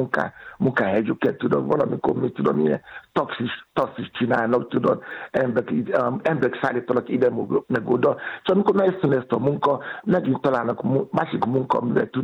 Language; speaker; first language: Hungarian; non-native, learner; Yoruba